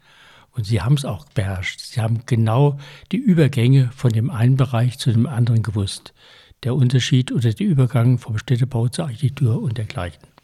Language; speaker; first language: German; native; German